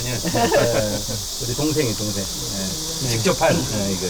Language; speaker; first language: Korean; native; Korean